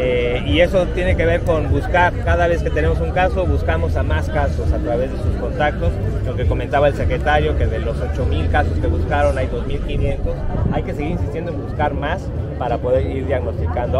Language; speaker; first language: Spanish; native; Spanish